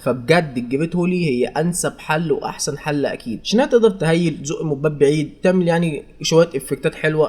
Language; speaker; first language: Arabic; native; Arabic